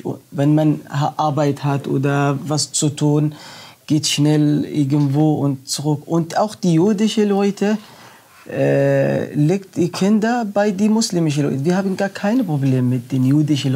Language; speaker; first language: German; non-native, learner; Arabic